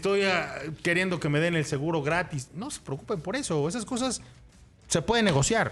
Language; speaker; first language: Spanish; native; Spanish